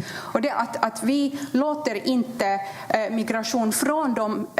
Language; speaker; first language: Swedish; non-native, fluent; Kurdish